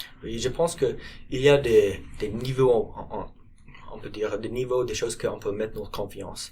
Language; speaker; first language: French; non-native, learner; English